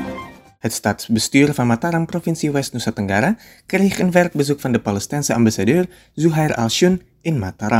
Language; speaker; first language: Dutch; non-native, fluent; Indonesian